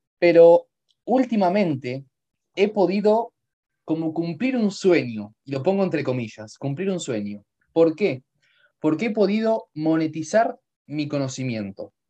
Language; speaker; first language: Spanish; native; Spanish